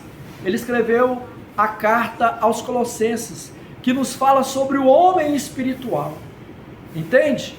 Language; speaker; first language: Portuguese; native; Portuguese